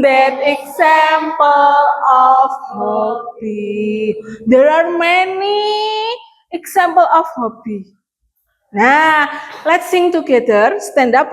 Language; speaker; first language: English; non-native, learner; Indonesian